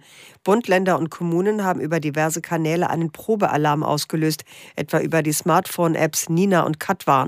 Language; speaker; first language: German; native; German